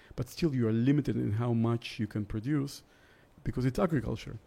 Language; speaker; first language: English; early bilingual, other home language; Russian